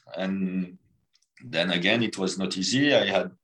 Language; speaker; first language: English; non-native, fluent; French